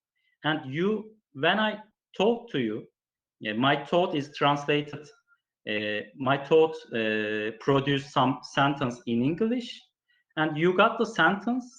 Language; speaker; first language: English; non-native, fluent; Turkish